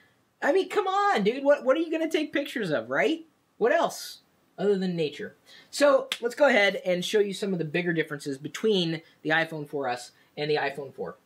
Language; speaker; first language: English; native; English